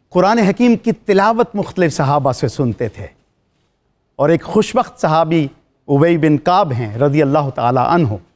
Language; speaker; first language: Urdu; native; Urdu